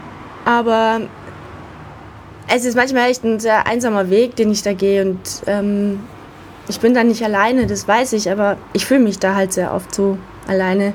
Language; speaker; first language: German; native; German